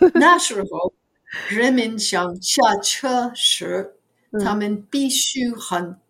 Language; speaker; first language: Chinese; non-native, fluent; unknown